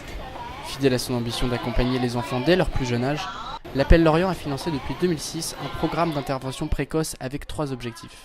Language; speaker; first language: French; native; French